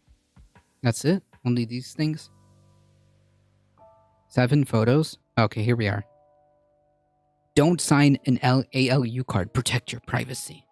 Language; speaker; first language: English; native; English